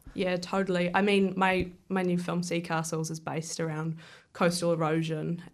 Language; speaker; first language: English; native; English